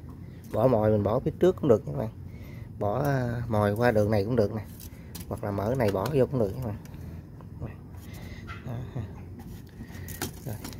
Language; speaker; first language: Vietnamese; native; Vietnamese